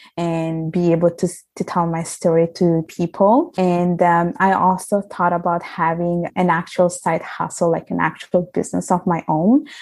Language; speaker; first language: English; non-native, fluent; Italian